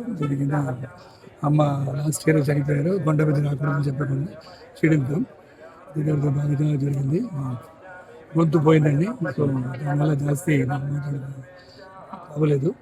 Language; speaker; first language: Telugu; non-native, learner; Tamil